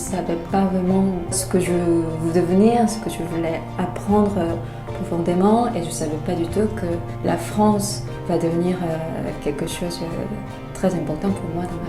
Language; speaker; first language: French; non-native, fluent; Korean